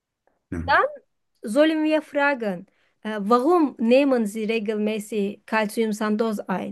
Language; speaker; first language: German; non-native, fluent; Turkish